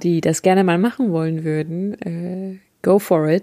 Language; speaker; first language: German; native; German